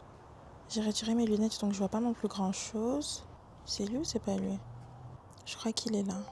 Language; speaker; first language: French; native; French